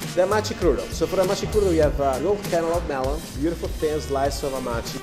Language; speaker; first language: English; non-native, fluent; Italian